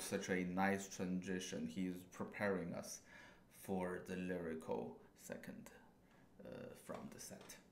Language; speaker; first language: English; non-native, fluent; Chinese